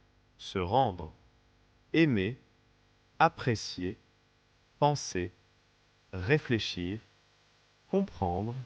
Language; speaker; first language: French; non-native, local second language; Malagasy